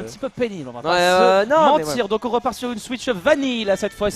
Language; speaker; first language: French; native; French